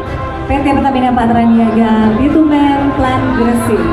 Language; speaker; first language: Indonesian; native; Indonesian